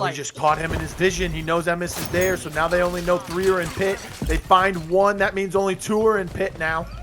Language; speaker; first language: English; native; English